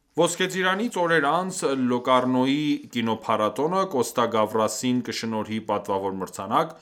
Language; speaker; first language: Armenian; early bilingual, heritage; Armenian